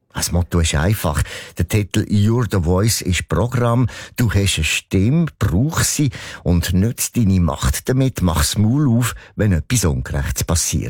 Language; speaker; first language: German; native; German